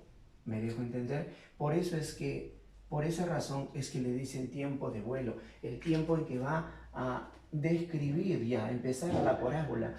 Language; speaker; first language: Spanish; native; Spanish